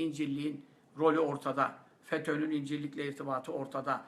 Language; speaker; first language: Turkish; native; Turkish